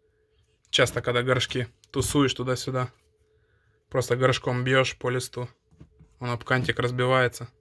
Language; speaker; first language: Russian; native; Russian